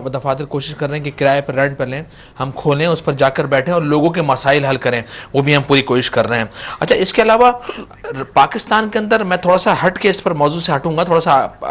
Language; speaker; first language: Urdu; native; Urdu